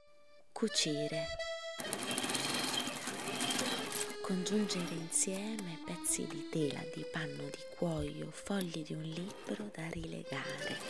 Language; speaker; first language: Italian; native; Italian